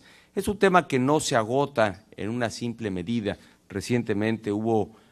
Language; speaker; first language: Spanish; native; Spanish